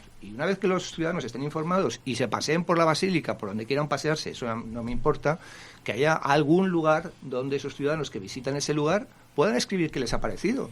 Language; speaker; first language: Spanish; native; Spanish